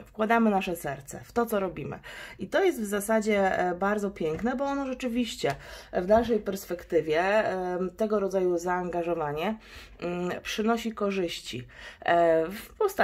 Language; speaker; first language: Polish; native; Polish